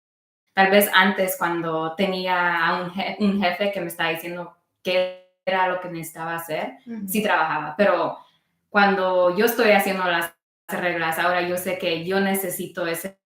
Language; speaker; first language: Spanish; early bilingual, heritage; Spanish